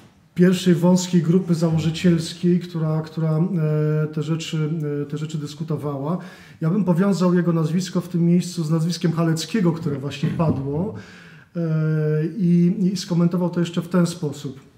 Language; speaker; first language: Polish; native; Polish